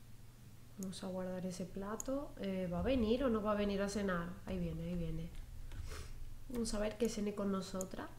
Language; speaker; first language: Spanish; native; Spanish